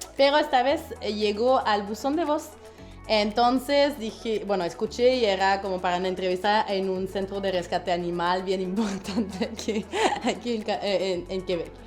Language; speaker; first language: Spanish; non-native, fluent; French